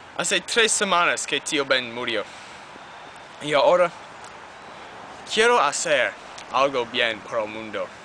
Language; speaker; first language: Spanish; non-native, learner; English